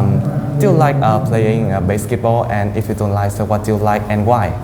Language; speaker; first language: English; non-native, fluent; Vietnamese